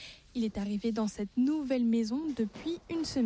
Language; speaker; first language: French; native; French